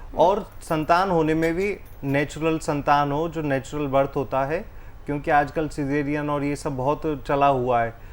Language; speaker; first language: Hindi; native; Hindi